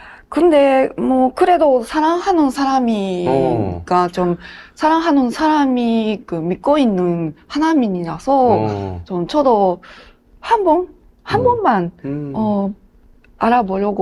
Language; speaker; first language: Korean; non-native, learner; Japanese